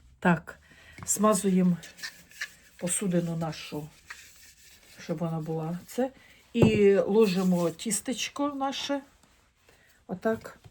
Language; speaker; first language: Ukrainian; non-native, local second language; Russian